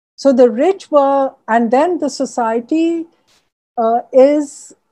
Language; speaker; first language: English; non-native, local second language; Urdu